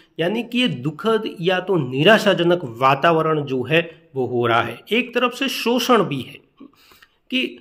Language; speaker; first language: Hindi; non-native, local second language; Gujarati